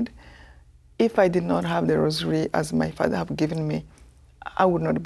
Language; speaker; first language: English; non-native, local second language; Kinyarwanda